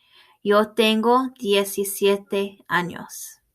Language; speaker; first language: Spanish; non-native, fluent; English